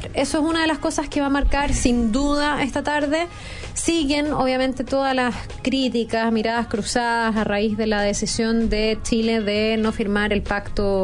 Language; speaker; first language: Spanish; native; Spanish